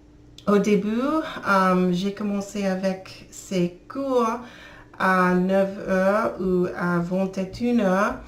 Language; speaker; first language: French; non-native, learner; English